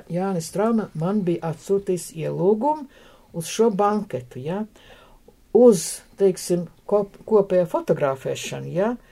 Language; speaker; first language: Latvian; non-native, local second language; Russian